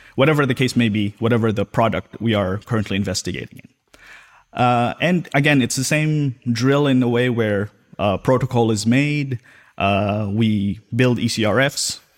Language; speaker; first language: English; non-native, local second language; Filipino